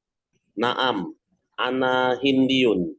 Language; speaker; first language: Arabic; non-native, learner; Indonesian